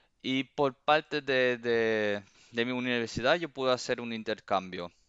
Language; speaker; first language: Spanish; early bilingual, heritage; Spanish